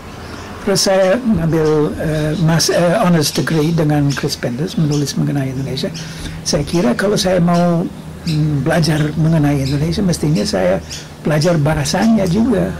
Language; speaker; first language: Indonesian; non-native, fluent; English